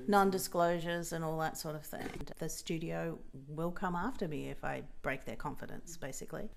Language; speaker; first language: English; native; English